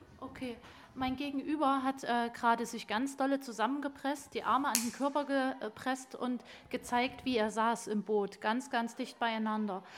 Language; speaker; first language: German; native; German